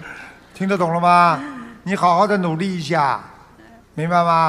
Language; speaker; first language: Chinese; non-native, local second language; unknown